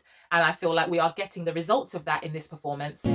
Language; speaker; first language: English; native; English